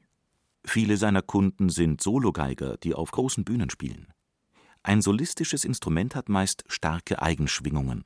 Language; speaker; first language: German; native; German